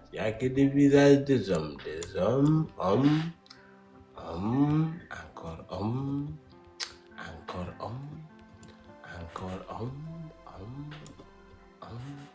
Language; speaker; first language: French; non-native, local second language; Wolof